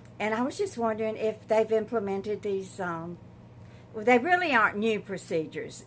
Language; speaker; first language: English; native; English